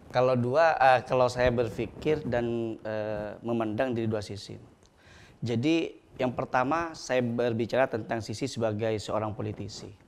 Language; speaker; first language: Indonesian; non-native, local second language; Madurese